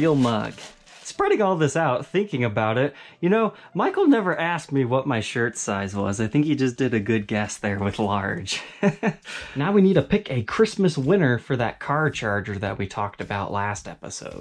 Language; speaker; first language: English; native; English